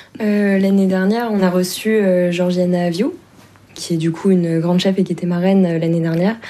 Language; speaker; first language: French; native; French